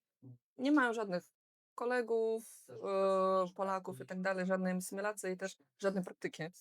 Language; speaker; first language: Polish; non-native, fluent; Belarusian